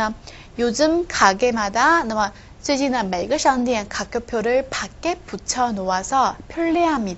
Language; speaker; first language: Korean; non-native, fluent; Chinese